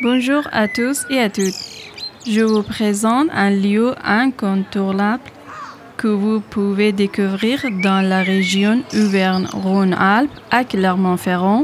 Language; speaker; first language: French; non-native, learner; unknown